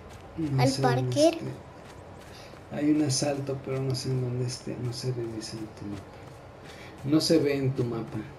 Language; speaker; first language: Spanish; native; Spanish